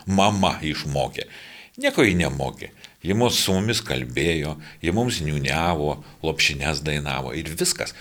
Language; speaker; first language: Lithuanian; native; Lithuanian